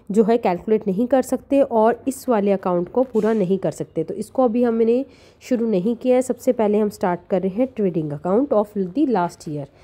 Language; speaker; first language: Hindi; non-native, local second language; Punjabi